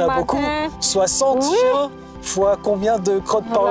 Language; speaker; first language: French; native; French